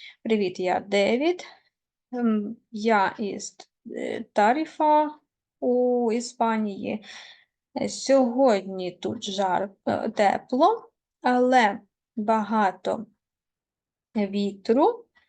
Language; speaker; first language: Ukrainian; native; Ukrainian